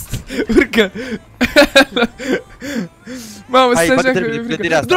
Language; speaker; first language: Romanian; native; Romanian